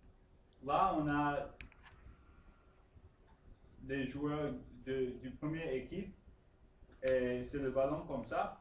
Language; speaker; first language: French; non-native, learner; English